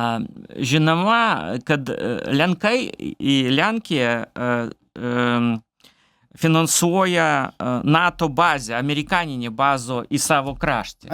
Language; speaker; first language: Lithuanian; non-native, learner; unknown